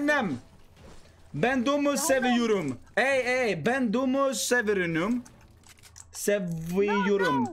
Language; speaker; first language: Turkish; non-native, learner; Swedish